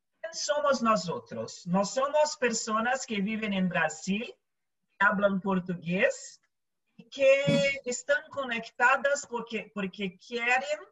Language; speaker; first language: Spanish; non-native, local second language; Portuguese